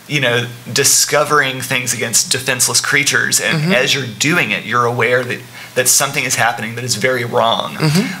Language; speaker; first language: English; native; English